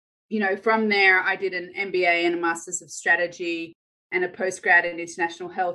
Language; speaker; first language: English; native; English